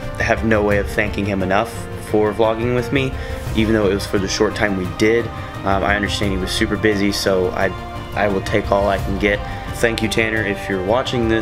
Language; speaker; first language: English; native; English